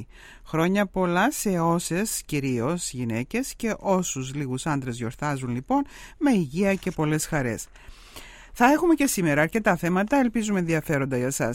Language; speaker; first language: Greek; native; Greek